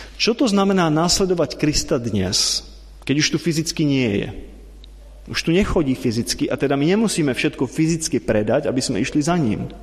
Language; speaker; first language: Slovak; non-native, fluent; Czech